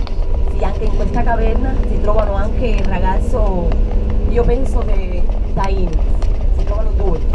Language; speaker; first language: Italian; non-native, fluent; Spanish